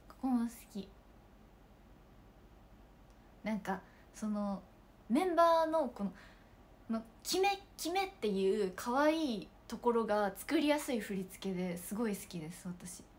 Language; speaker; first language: Japanese; native; Japanese